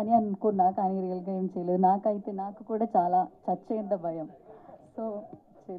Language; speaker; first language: Telugu; non-native, learner; Malayalam